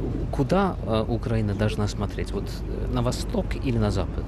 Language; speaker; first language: Russian; non-native, fluent; English